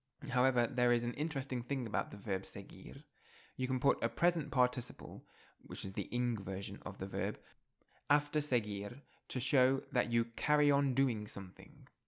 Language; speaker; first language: English; native; English